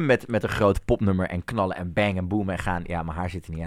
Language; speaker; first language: Dutch; native; Dutch